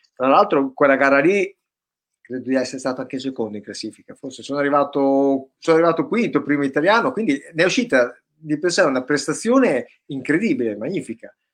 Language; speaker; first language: Italian; native; Italian